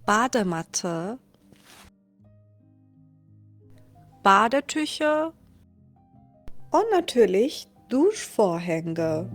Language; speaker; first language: German; non-native, fluent; Persian